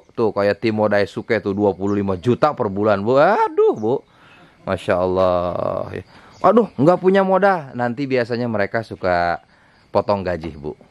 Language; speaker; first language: Indonesian; non-native, local second language; Sundanese